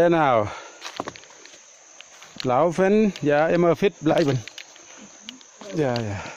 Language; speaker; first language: German; non-native, learner; Thai